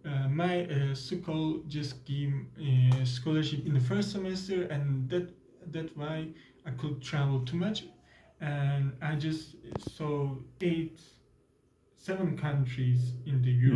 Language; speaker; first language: English; non-native, learner; Turkish